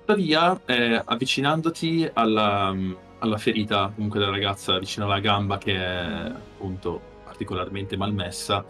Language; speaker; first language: Italian; native; Italian